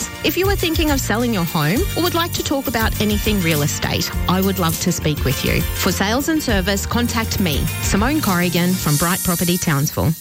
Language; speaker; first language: English; native; English